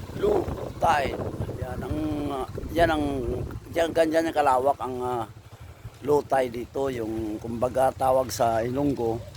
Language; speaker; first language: Filipino; non-native, local second language; Hiligaynon